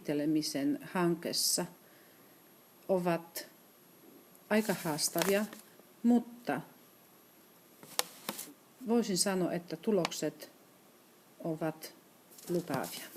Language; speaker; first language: Finnish; non-native, fluent; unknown